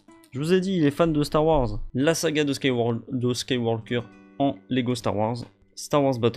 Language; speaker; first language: French; native; French